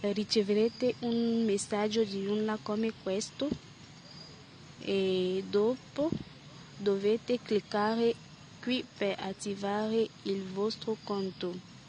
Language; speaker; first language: Italian; non-native, learner; French